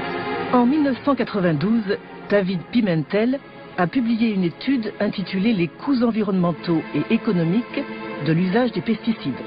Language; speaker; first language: French; native; French